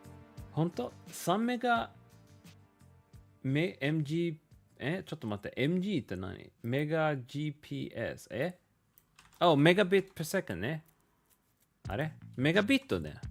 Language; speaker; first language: Japanese; non-native, learner; English